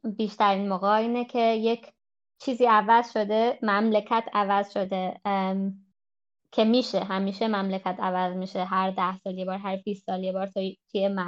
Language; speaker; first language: Persian; early bilingual, heritage; Persian